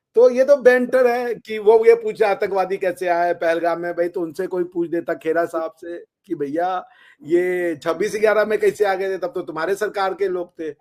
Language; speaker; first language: Hindi; native; Hindi